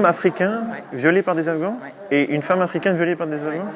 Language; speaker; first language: French; native; French